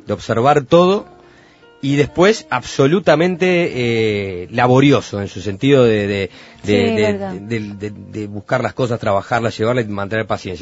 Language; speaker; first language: Spanish; native; Spanish